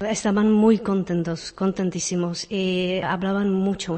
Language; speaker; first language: Spanish; non-native, fluent; Czech